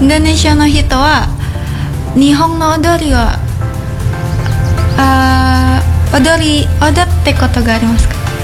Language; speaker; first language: Japanese; non-native, learner; Indonesian